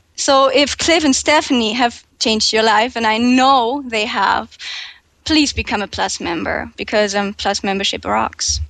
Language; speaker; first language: English; non-native, fluent; German